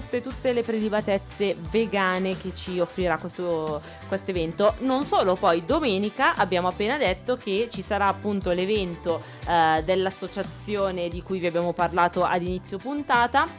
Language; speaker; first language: Italian; native; Italian